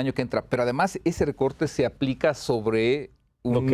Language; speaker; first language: Spanish; native; Spanish